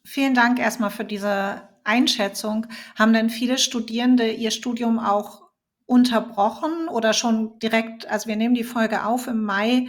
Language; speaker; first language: German; native; German